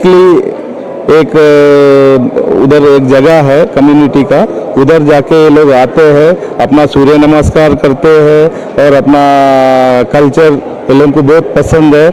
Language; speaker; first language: Hindi; non-native, local second language; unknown